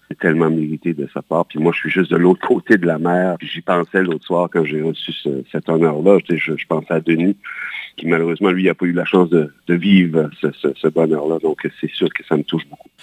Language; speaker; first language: French; native; French